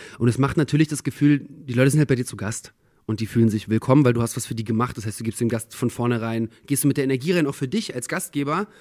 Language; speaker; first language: German; early bilingual, other home language; Russian